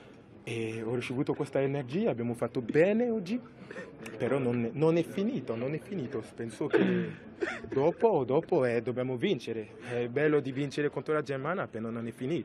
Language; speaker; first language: Italian; non-native, fluent; French